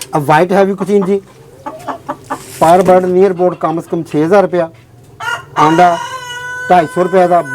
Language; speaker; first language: Hindi; non-native, local second language; Punjabi